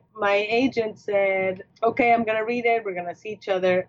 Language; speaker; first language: English; non-native, fluent; Spanish